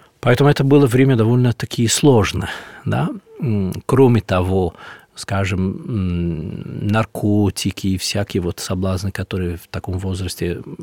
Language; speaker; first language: Russian; non-native, fluent; Italian